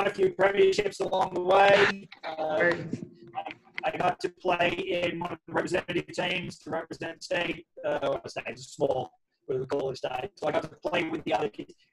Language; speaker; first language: English; native; English